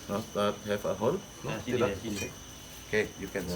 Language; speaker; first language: English; non-native, learner; Indonesian